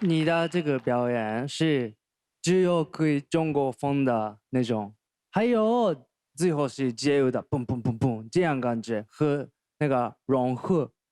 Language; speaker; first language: Chinese; non-native, fluent; Japanese